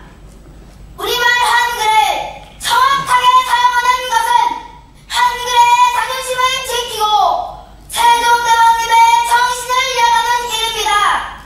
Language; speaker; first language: Korean; native; Korean